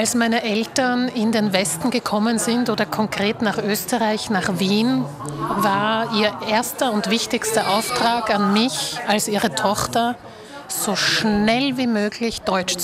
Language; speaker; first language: German; early bilingual, other home language; Slovak